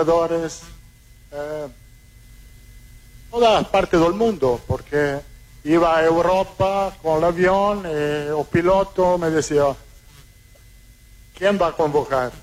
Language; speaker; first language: Portuguese; non-native, fluent; Italian